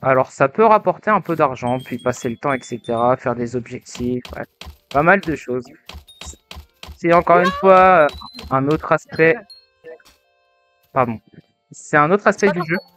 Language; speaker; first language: French; native; French